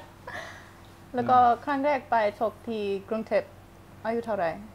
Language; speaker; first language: Thai; non-native, fluent; English